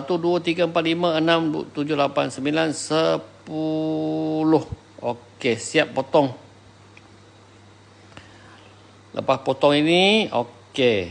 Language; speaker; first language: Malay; non-native, local second language; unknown